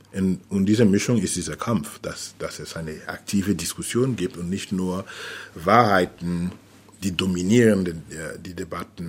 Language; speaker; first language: German; non-native, fluent; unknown